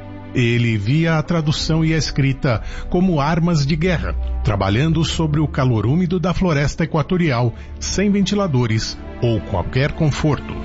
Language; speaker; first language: Portuguese; native; Portuguese